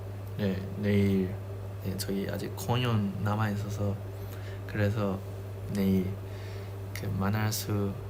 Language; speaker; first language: Korean; non-native, fluent; Chinese